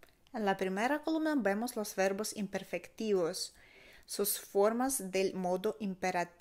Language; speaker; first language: Spanish; non-native, fluent; Russian